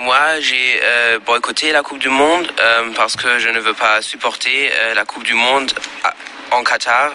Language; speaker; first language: French; non-native, learner; German